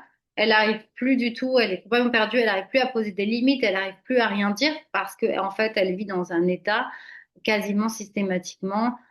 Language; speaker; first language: French; native; French